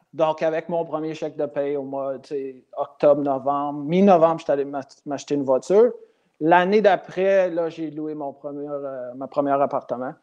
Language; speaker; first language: French; non-native, local second language; English